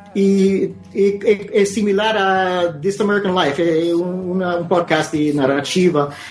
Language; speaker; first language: Portuguese; non-native, fluent; English